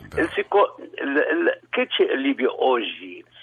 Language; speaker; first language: Italian; non-native, fluent; Arabic